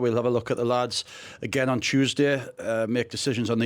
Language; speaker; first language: English; native; English